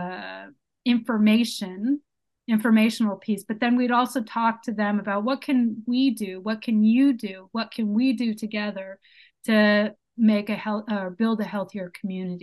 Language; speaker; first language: English; native; English